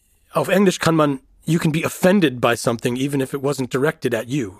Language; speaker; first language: English; native; English